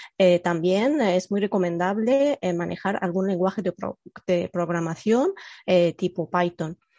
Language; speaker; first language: Spanish; non-native, fluent; Arabic